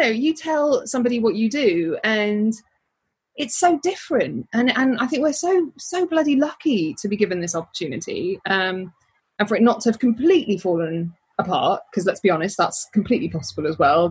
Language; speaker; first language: English; native; English